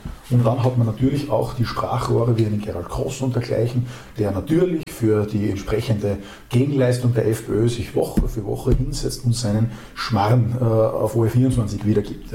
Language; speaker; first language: German; native; German